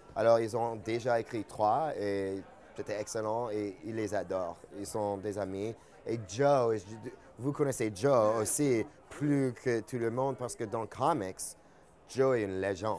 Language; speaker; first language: French; non-native, fluent; English